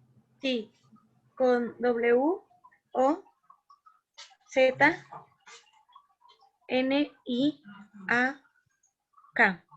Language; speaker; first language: Spanish; native; Spanish